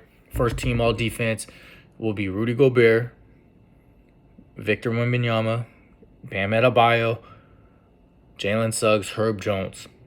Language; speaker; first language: English; native; English